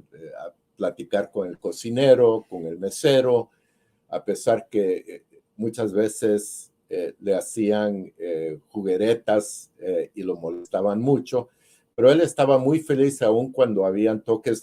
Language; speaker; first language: Spanish; early bilingual, heritage; Spanish